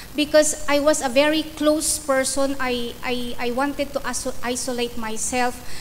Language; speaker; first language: English; non-native, local second language; Iloko